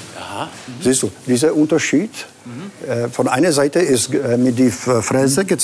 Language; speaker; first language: German; non-native, fluent; Czech